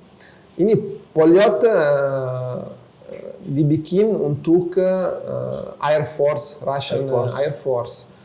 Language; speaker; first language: Indonesian; non-native, fluent; Italian